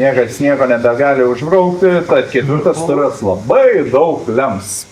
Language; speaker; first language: Lithuanian; native; Lithuanian